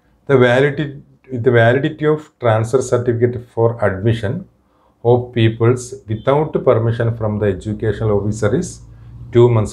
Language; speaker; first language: English; non-native, local second language; Malayalam